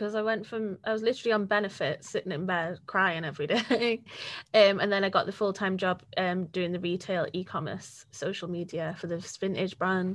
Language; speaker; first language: English; native; English